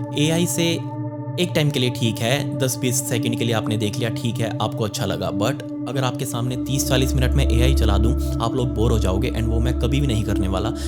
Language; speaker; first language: Hindi; native; Hindi